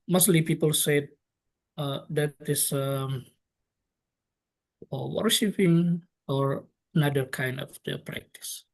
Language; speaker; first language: English; non-native, local second language; Indonesian